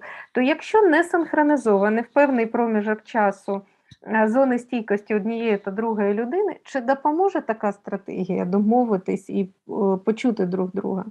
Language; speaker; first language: Ukrainian; native; Ukrainian